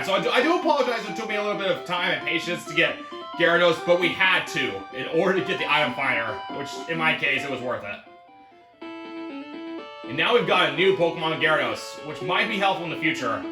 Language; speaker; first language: English; native; English